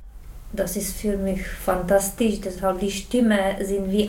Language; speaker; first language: German; non-native, learner; Czech